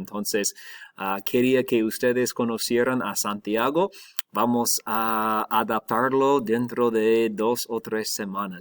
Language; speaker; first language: Spanish; non-native, fluent; English